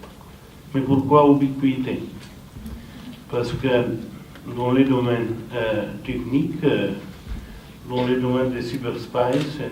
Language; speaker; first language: French; non-native, fluent; Romanian